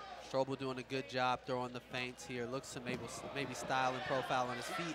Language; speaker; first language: English; native; English